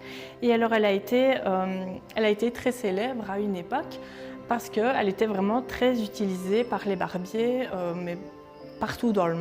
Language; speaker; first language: French; native; French